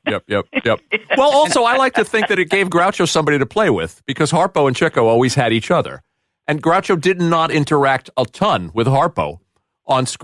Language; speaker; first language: English; native; English